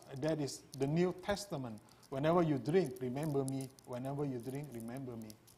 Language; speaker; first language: English; non-native, fluent; Indonesian